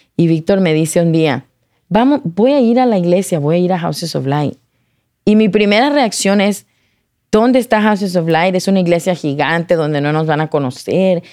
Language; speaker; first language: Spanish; early bilingual, heritage; Spanish